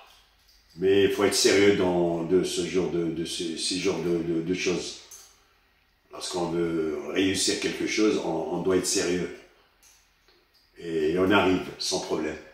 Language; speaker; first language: French; early bilingual, other home language; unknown